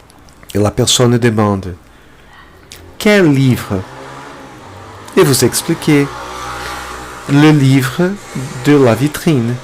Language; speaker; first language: French; non-native, fluent; Portuguese